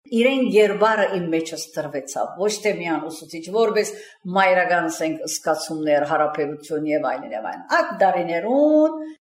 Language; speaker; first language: Armenian; early bilingual, heritage; Armenian